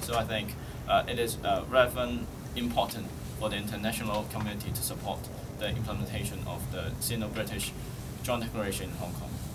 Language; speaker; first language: English; non-native, local second language; Cantonese